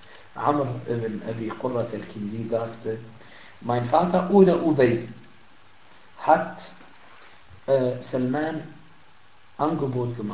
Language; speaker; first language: German; non-native, fluent; Arabic